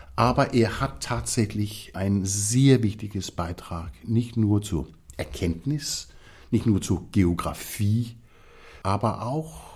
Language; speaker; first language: German; non-native, fluent; Danish